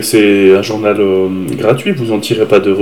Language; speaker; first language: French; native; French